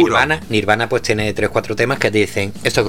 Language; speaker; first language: Spanish; native; Spanish